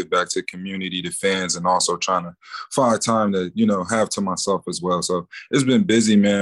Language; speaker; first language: English; native; English